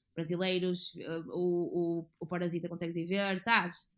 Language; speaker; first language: Portuguese; native; Portuguese